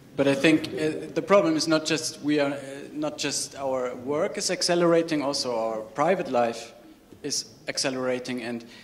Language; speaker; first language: English; non-native, learner; German